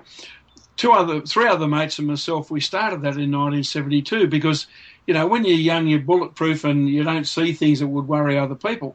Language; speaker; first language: English; native; English